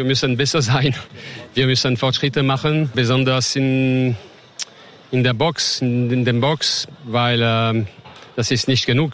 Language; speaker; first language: German; non-native, learner; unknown